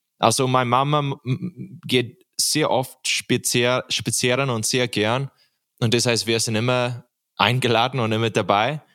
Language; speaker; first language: German; non-native, learner; English